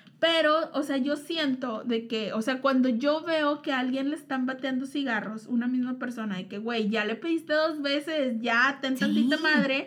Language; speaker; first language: Spanish; native; Spanish